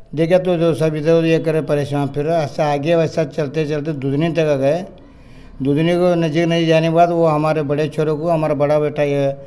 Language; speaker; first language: Hindi; non-native, local second language; Urdu